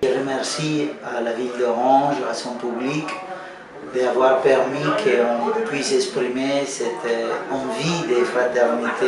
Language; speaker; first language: French; non-native, fluent; Spanish